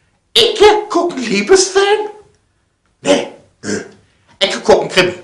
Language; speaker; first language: German; native; German